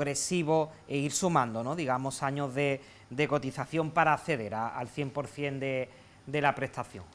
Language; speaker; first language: Spanish; native; Spanish